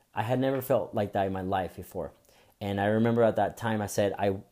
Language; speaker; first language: English; early bilingual, other home language; Spanish